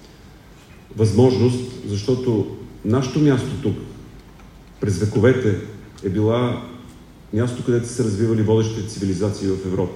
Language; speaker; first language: Bulgarian; native; Bulgarian